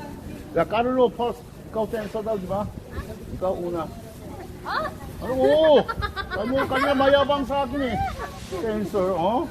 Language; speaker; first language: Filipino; non-native, learner; Korean